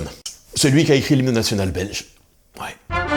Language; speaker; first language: French; native; French